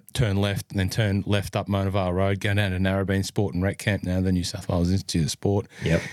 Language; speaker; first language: English; native; English